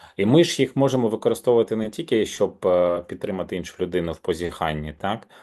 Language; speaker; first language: Ukrainian; native; Ukrainian